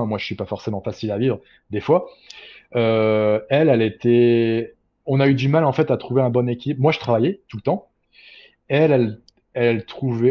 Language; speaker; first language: French; native; French